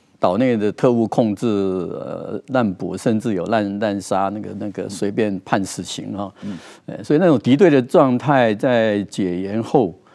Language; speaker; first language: Chinese; native; Chinese